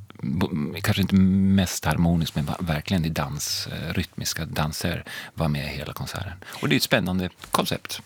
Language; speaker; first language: Swedish; native; Swedish